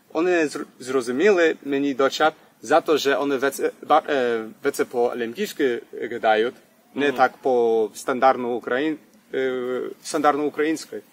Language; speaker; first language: Ukrainian; early bilingual, heritage; English